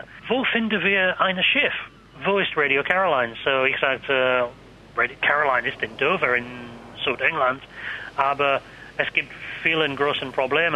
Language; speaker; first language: German; non-native, learner; English